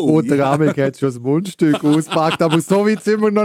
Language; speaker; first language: German; native; German